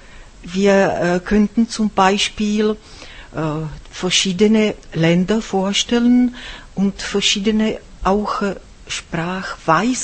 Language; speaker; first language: German; non-native, fluent; Czech